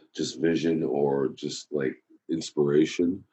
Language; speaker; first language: English; native; English